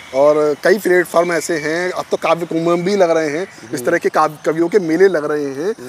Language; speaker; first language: Hindi; native; Hindi